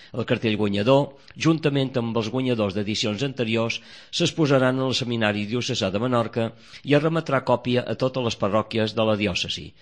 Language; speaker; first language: Catalan; native; Catalan